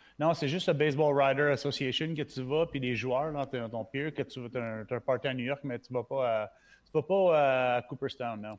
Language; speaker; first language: French; native; French